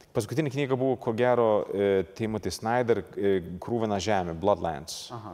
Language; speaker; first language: Lithuanian; non-native, fluent; Swedish